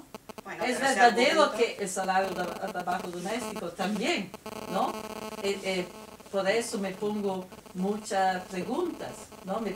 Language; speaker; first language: Spanish; non-native, fluent; Italian